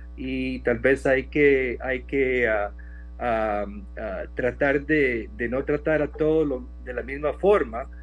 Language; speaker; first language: Spanish; native; Spanish